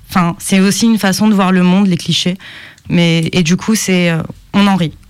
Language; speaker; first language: French; early bilingual, other home language; Arabic